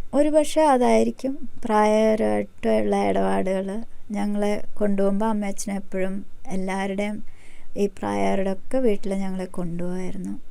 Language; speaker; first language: Malayalam; early bilingual, heritage; Malayalam